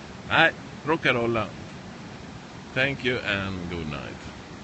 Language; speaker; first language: English; non-native, learner; Swedish